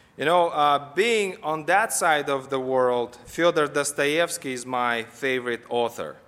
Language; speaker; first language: English; non-native, fluent; Russian